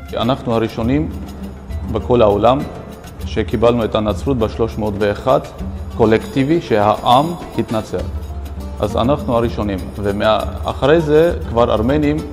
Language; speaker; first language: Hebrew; non-native, local second language; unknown